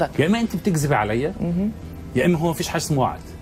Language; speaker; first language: Arabic; native; Arabic